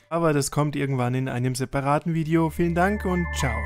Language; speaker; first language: German; native; German